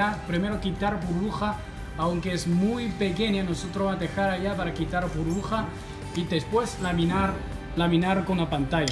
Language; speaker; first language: Spanish; non-native, fluent; Chinese